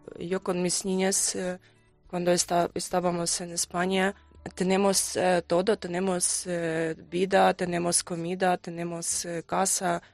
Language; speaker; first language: Spanish; non-native, learner; Ukrainian